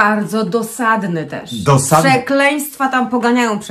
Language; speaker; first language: Polish; native; Polish